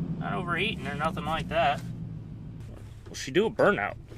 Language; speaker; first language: English; native; English